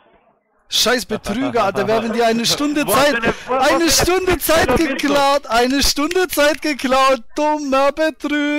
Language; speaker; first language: German; native; German